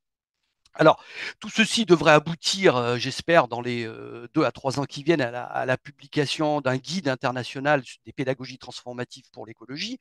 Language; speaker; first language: French; native; French